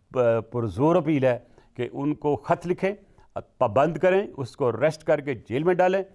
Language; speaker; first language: Urdu; non-native, local second language; Punjabi